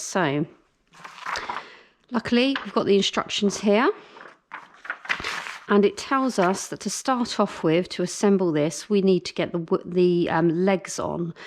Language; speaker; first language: English; native; English